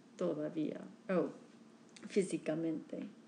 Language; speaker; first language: Spanish; non-native, learner; English